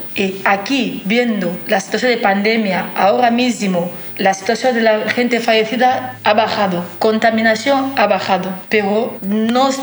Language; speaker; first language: Spanish; non-native, fluent; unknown